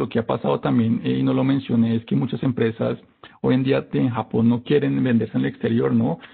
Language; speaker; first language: Spanish; native; Spanish